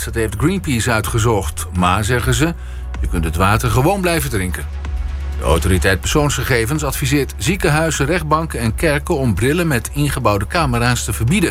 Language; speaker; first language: Dutch; native; Dutch